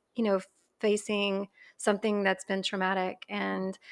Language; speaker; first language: English; native; English